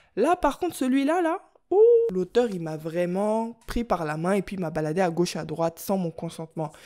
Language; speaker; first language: French; native; French